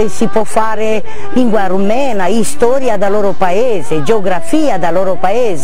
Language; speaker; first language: Italian; non-native, learner; Romanian